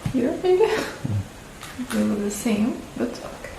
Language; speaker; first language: English; non-native, fluent; Albanian